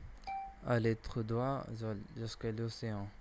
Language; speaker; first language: French; non-native, learner; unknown